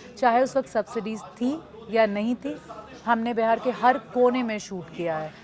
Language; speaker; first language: Hindi; non-native, local second language; Bhojpuri